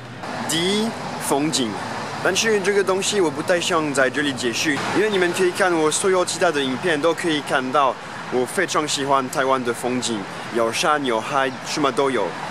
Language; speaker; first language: Chinese; non-native, fluent; French